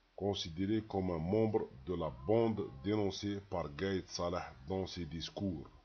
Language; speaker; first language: French; non-native, local second language; Arabic